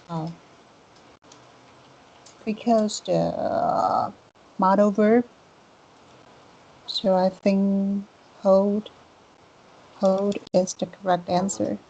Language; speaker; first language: English; non-native, learner; Chinese